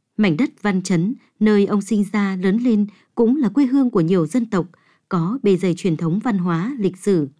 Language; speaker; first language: Vietnamese; native; Vietnamese